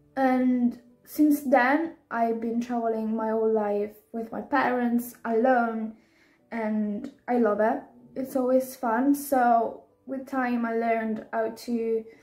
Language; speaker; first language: English; non-native, fluent; Italian